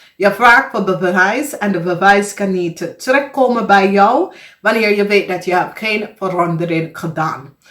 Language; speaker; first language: Dutch; non-native, fluent; English